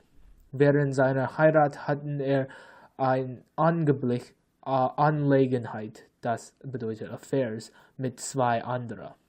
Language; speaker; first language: German; non-native, learner; English